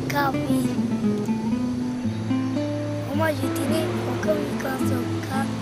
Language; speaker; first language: Thai; non-native, local second language; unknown